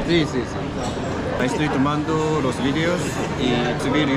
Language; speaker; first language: Spanish; non-native, learner; Korean